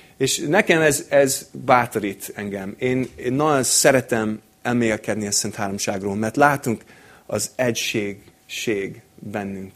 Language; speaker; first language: Hungarian; non-native, fluent; English